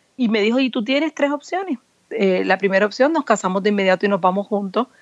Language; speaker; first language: Spanish; native; Spanish